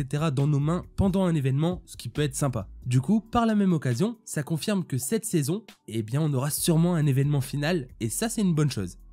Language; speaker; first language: French; native; French